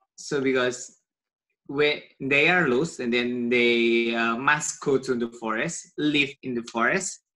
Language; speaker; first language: English; non-native, learner; Indonesian